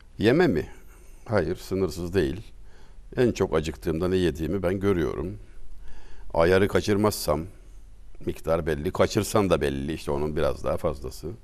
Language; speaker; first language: Turkish; native; Turkish